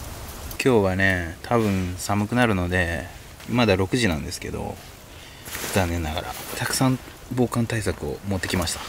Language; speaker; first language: Japanese; native; Japanese